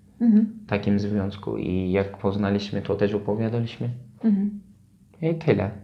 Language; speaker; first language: Polish; non-native, learner; Turkish